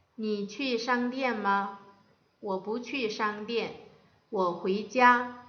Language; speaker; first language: Chinese; non-native, fluent; Korean